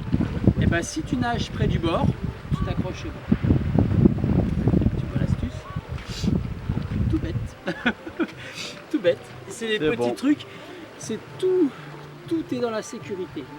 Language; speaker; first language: French; native; French